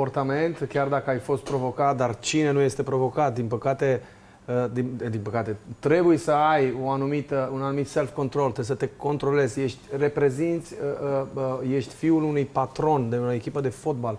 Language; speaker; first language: Romanian; native; Romanian